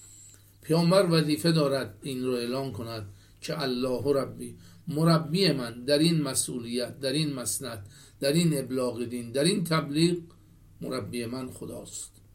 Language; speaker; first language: Persian; native; Persian